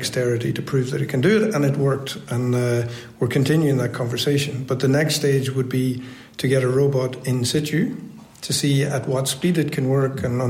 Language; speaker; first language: English; native; English